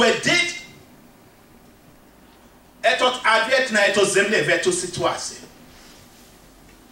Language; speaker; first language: Russian; non-native, fluent; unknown